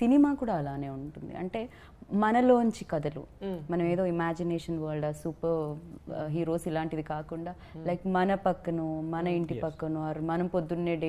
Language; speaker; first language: Telugu; native; Telugu